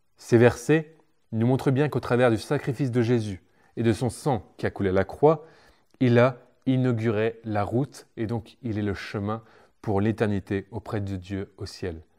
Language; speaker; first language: French; native; French